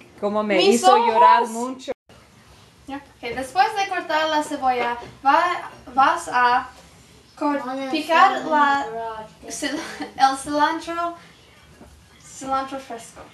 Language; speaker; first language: Spanish; non-native, learner; English